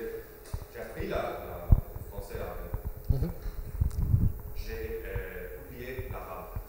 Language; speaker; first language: French; non-native, fluent; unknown